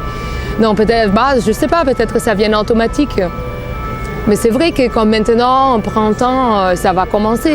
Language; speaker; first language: French; non-native, fluent; Bulgarian